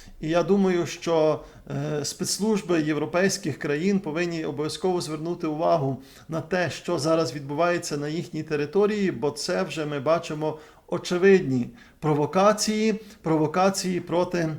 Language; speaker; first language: Ukrainian; native; Ukrainian